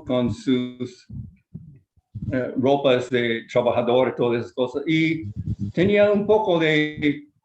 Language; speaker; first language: Spanish; non-native, fluent; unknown